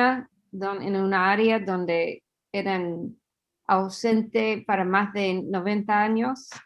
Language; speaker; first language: Spanish; non-native, fluent; English